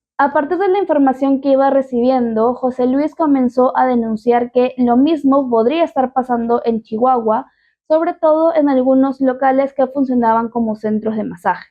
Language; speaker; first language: Spanish; native; Spanish